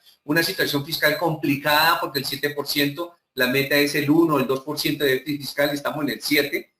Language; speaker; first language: Spanish; native; Spanish